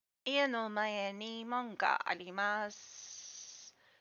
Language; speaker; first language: Japanese; non-native, learner; English